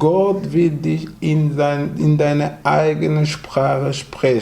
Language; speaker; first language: German; non-native, fluent; French